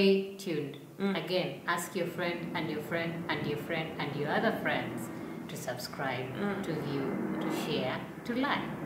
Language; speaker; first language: English; non-native, local second language; Swahili